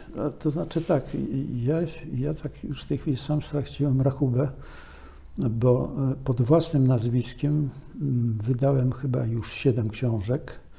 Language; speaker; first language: Polish; native; Polish